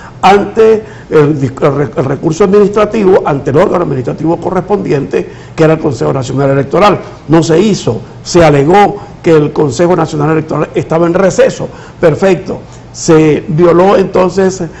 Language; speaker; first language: Spanish; native; Spanish